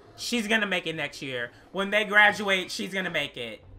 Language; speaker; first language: English; native; English